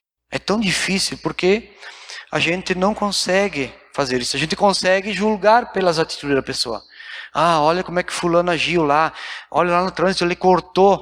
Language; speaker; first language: Portuguese; native; Portuguese